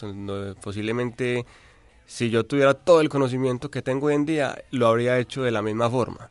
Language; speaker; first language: Spanish; native; Spanish